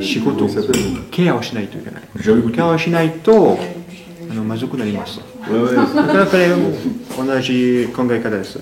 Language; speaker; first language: Japanese; non-native, fluent; French